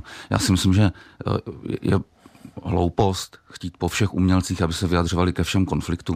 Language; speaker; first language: Czech; native; Czech